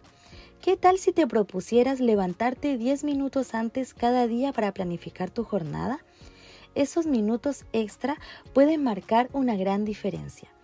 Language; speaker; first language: Spanish; native; Spanish